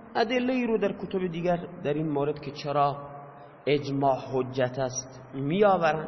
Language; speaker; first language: Persian; non-native, local second language; Baluchi